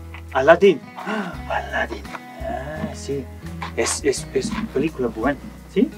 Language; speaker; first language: Spanish; non-native, learner; Serbian